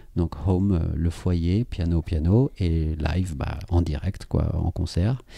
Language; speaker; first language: French; native; French